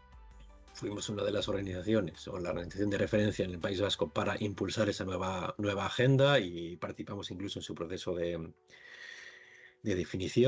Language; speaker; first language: Spanish; native; Spanish